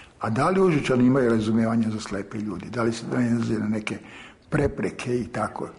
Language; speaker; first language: Serbian; native; Serbian